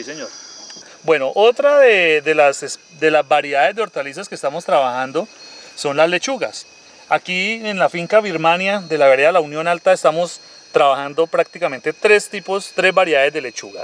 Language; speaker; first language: Spanish; native; Spanish